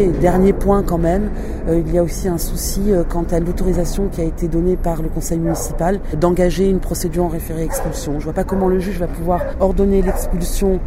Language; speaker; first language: French; native; French